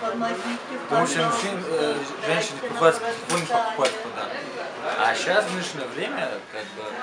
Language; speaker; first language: Russian; non-native, local second language; Tajik